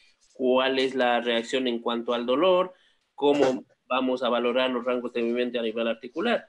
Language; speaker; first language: Spanish; native; Spanish